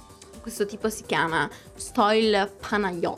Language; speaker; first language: Italian; native; Italian